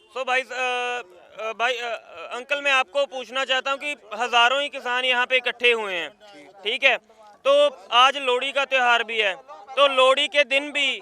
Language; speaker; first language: Hindi; non-native, local second language; Punjabi